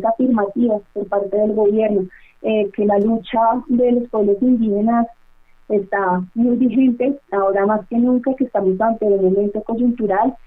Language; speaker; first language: Spanish; native; Spanish